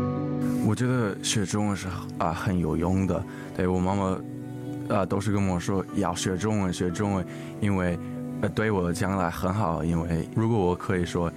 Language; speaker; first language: Chinese; early bilingual, heritage; English